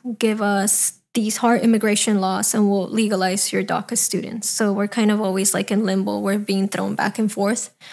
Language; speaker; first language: English; early bilingual, other home language; Spanish